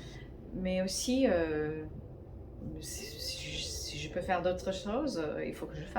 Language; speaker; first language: French; non-native, fluent; English